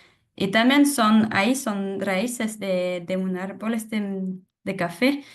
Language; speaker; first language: Spanish; non-native, fluent; French